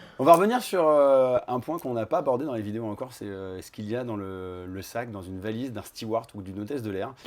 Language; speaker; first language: French; native; French